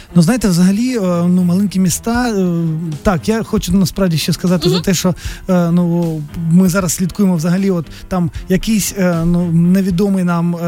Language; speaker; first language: Ukrainian; native; Ukrainian